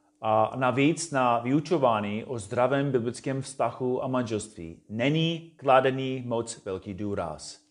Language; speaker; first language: Czech; non-native, fluent; English